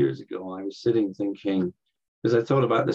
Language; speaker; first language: English; native; English